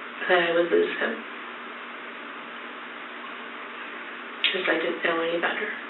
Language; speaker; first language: English; native; English